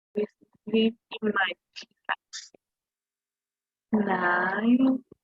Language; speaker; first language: English; non-native, learner; Spanish